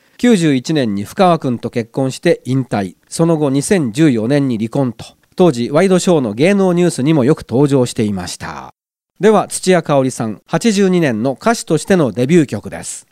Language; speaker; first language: Japanese; native; Japanese